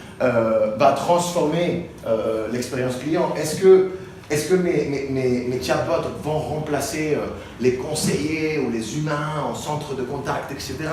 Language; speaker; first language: French; non-native, fluent; Spanish